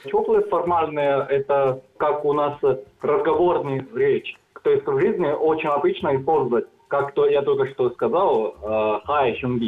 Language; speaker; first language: Russian; non-native, fluent; Chinese